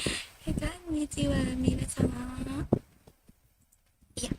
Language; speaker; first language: Japanese; non-native, learner; Filipino